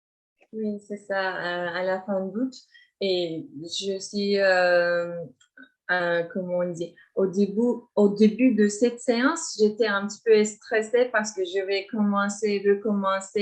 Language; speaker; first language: French; non-native, fluent; Turkish